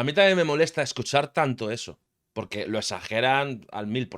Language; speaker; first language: Spanish; native; Spanish